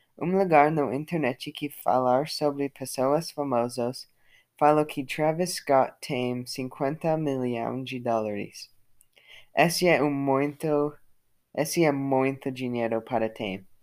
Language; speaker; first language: Portuguese; non-native, learner; English